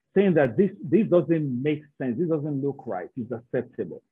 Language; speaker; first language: English; non-native, local second language; Yoruba